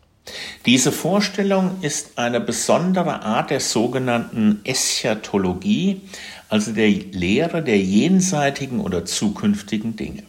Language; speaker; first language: German; native; German